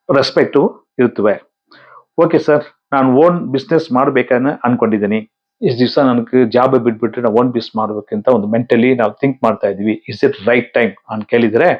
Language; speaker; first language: Kannada; non-native, local second language; Tamil